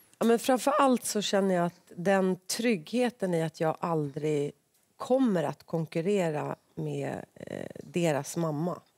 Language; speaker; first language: Swedish; native; Swedish